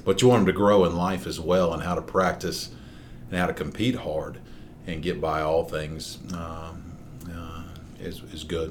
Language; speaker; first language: English; native; English